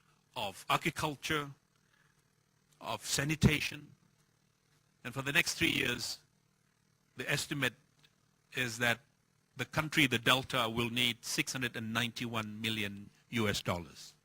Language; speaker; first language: English; non-native, fluent; Thai